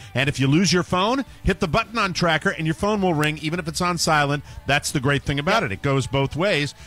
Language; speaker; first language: English; native; English